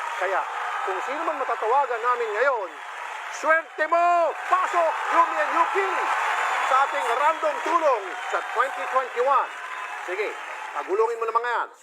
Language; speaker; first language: Filipino; native; Filipino